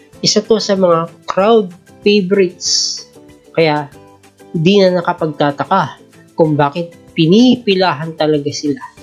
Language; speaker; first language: Filipino; native; Filipino